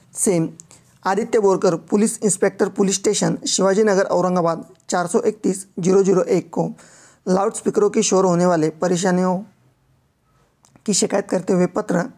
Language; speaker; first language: Hindi; non-native, local second language; Marathi